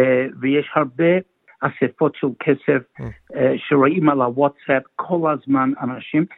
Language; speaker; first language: Hebrew; non-native, fluent; English